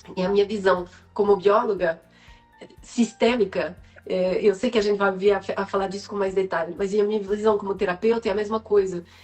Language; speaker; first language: Portuguese; non-native, fluent; French